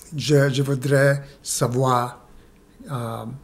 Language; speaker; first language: French; non-native, learner; Spanish